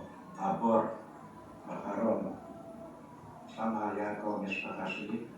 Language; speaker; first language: Hebrew; non-native, fluent; Yiddish